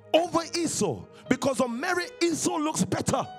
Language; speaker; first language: English; native; English